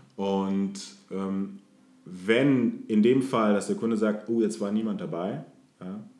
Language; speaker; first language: German; native; German